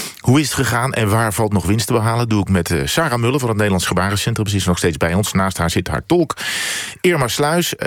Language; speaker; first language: Dutch; native; Dutch